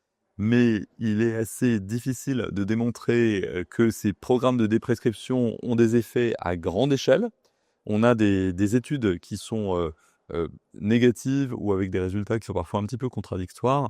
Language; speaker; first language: French; native; French